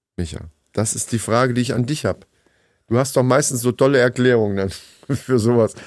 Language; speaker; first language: German; native; German